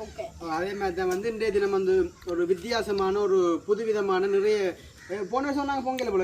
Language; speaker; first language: Tamil; native; Tamil